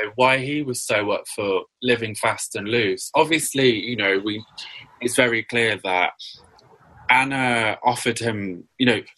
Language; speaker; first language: English; native; English